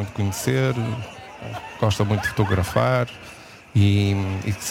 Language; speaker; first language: Portuguese; native; Portuguese